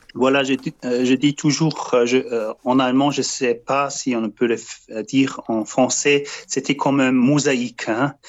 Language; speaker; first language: French; non-native, fluent; German